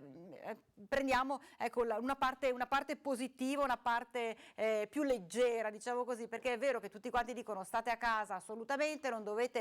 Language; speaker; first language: Italian; native; Italian